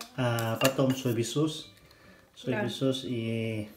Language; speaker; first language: Russian; non-native, learner; Filipino